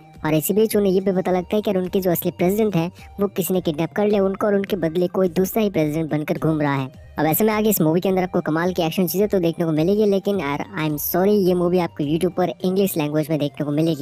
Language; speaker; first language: Hindi; native; Hindi